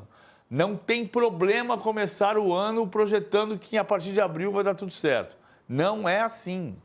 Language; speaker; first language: Portuguese; native; Portuguese